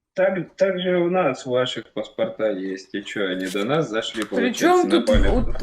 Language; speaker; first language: Russian; native; Russian